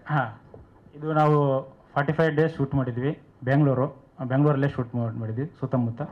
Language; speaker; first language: Kannada; native; Kannada